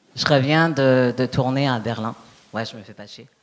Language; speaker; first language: French; native; French